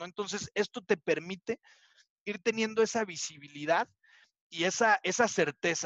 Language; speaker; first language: Spanish; native; Spanish